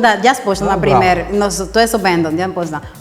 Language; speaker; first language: Macedonian; non-native, learner; Spanish